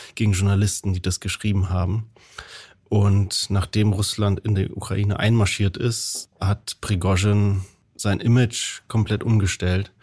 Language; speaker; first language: German; native; German